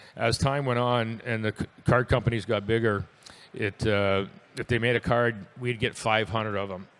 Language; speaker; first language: English; native; English